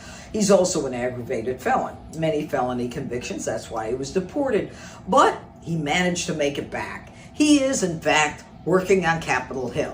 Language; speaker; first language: English; native; English